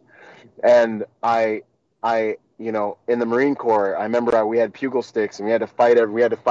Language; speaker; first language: English; native; English